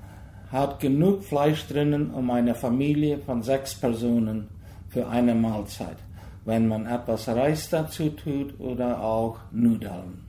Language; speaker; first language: German; early bilingual, heritage; German